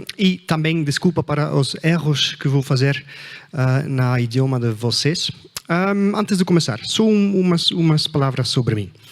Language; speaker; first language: Portuguese; non-native, fluent; Dutch